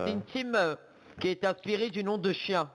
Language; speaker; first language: French; native; French